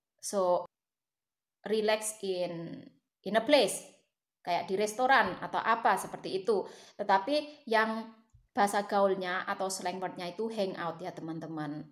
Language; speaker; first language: Indonesian; native; Indonesian